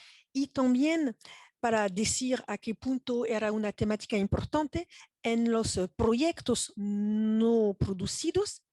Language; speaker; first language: Spanish; non-native, fluent; French